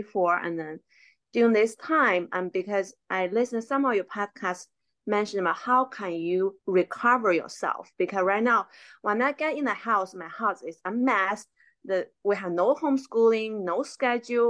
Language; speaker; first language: English; non-native, fluent; Chinese